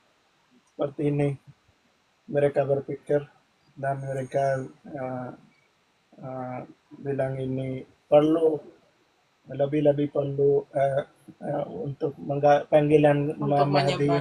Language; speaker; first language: Indonesian; non-native, learner; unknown